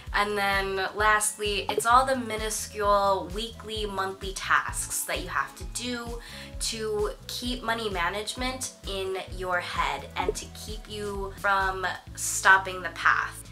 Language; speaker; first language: English; native; English